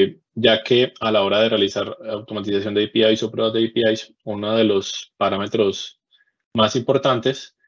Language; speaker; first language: Spanish; native; Spanish